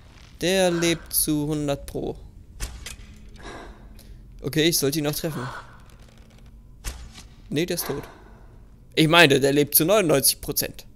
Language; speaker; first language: German; native; German